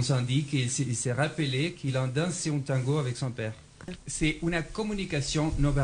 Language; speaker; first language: French; non-native, fluent; Spanish